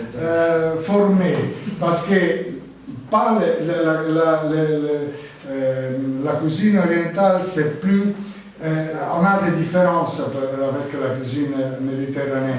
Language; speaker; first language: French; non-native, learner; Italian